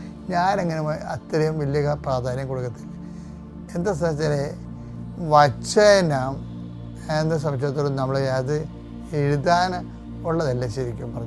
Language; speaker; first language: Malayalam; native; Malayalam